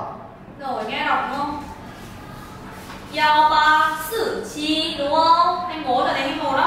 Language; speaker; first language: Chinese; non-native, fluent; Vietnamese